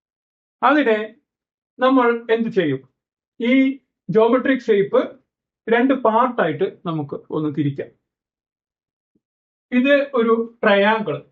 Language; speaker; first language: Malayalam; native; Malayalam